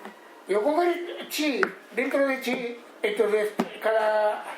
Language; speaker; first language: Spanish; non-native, learner; Japanese